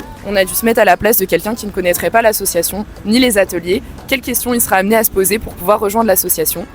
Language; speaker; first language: French; native; French